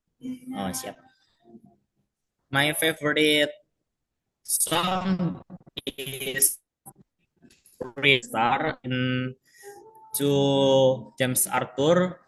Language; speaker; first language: English; non-native, learner; Indonesian